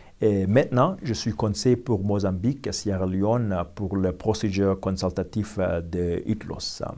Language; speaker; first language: French; non-native, learner; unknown